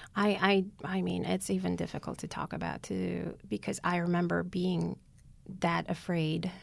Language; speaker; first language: English; non-native, fluent; Armenian